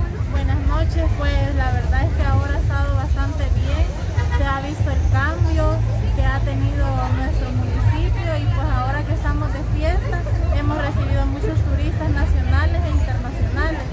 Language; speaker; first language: Spanish; native; Spanish